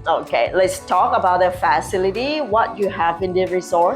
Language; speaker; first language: English; non-native, learner; Thai